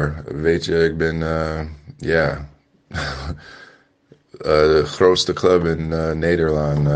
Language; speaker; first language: Dutch; non-native, learner; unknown